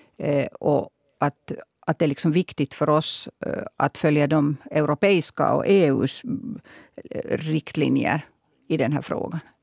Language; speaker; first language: Swedish; native; Swedish